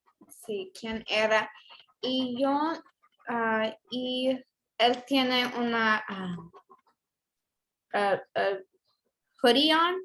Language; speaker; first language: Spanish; non-native, learner; English